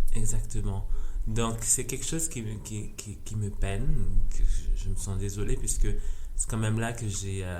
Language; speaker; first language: French; non-native, local second language; Rundi